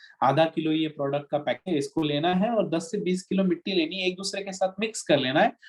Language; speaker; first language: Hindi; non-native, local second language; Marathi